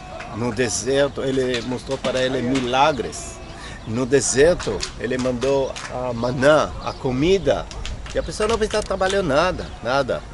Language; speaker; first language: Portuguese; non-native, fluent; Hebrew